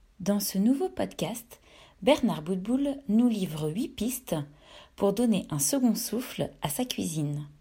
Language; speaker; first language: French; native; French